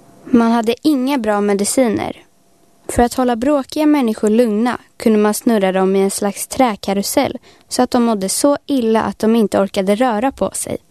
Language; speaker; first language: Swedish; native; Swedish